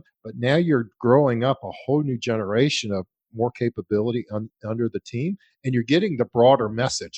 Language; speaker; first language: English; native; English